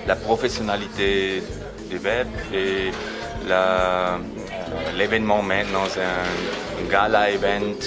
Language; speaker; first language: French; non-native, learner; German